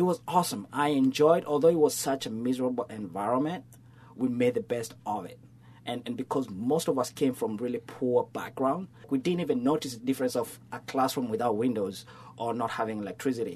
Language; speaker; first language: English; non-native, local second language; Kikuyu